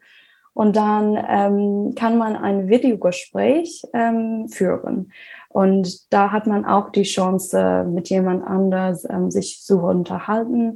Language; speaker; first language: German; non-native, fluent; English